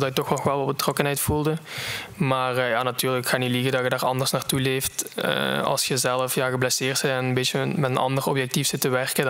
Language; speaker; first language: Dutch; native; Dutch